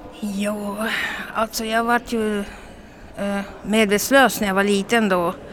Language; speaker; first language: Swedish; native; Swedish